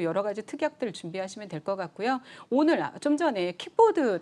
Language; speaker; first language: Korean; native; Korean